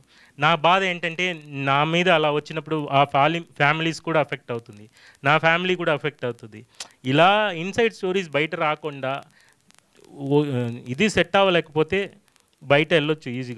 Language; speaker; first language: Telugu; non-native, fluent; Tamil